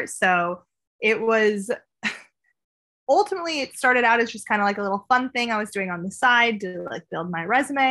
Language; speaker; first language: English; native; English